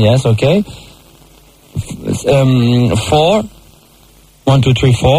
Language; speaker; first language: English; non-native, learner; French